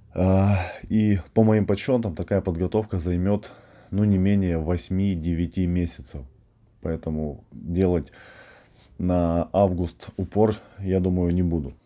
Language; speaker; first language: Russian; native; Russian